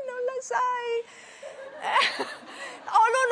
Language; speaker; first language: Italian; native; Italian